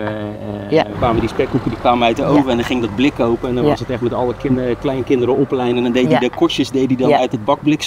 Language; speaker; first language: Dutch; native; Dutch